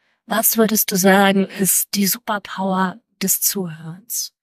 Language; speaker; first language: German; native; German